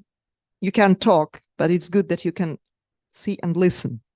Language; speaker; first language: English; non-native, fluent; Russian